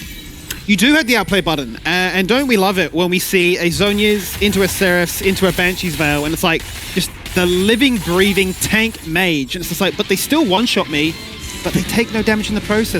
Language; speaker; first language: English; native; English